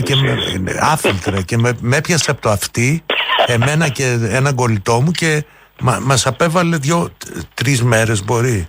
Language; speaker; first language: Greek; native; Greek